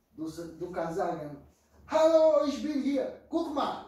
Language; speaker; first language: German; non-native, fluent; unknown